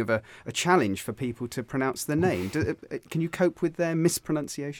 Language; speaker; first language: English; native; English